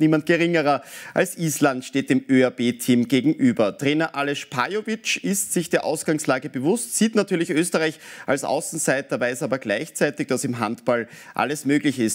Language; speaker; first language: German; native; German